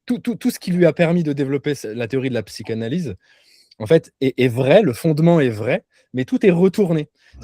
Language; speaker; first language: French; native; French